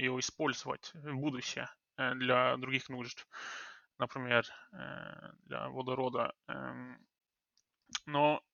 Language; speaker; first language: Russian; non-native, fluent; Norwegian